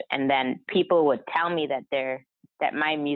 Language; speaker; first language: English; non-native, fluent; German